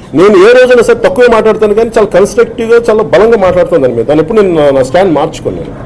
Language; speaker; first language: Telugu; native; Telugu